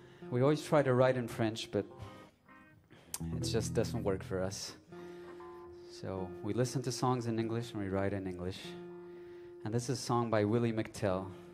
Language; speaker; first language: English; early bilingual, heritage; English